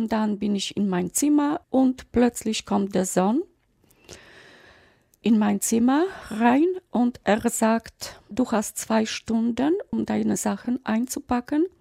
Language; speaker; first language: German; non-native, fluent; Polish